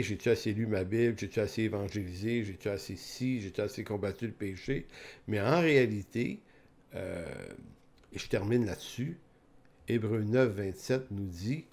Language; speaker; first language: French; native; French